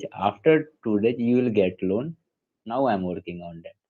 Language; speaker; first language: English; non-native, local second language; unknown